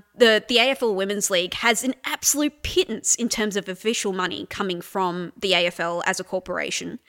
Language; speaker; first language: English; native; English